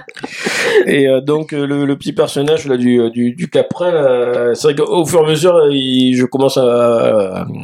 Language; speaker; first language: French; native; French